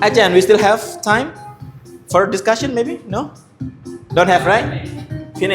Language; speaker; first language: English; non-native, fluent; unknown